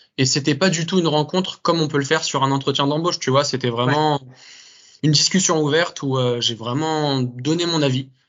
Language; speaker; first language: French; native; French